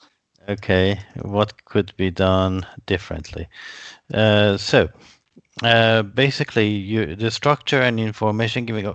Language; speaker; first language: English; non-native, fluent; Persian